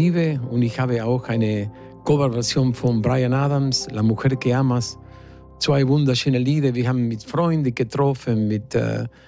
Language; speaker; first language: German; non-native, fluent; Spanish